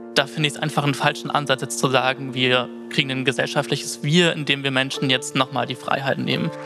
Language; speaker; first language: German; native; German